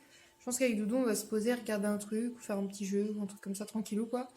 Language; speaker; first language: French; native; French